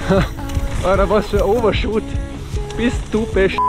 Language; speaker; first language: German; native; German